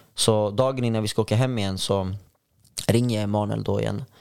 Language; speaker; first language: Swedish; native; Swedish